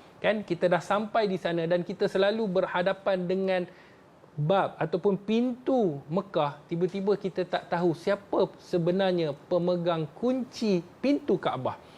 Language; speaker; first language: Malay; native; Malay